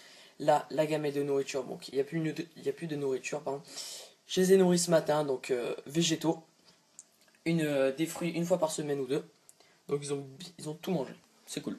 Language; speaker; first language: French; native; French